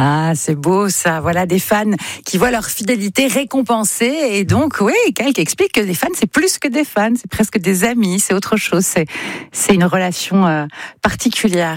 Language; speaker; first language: French; native; French